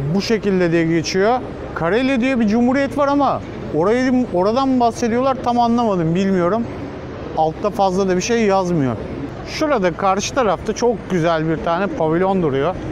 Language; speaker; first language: Turkish; native; Turkish